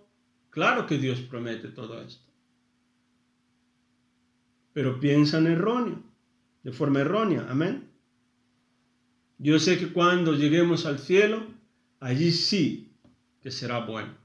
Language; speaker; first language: Spanish; non-native, fluent; Portuguese